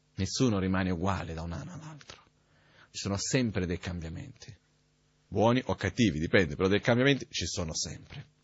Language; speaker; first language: Italian; native; Italian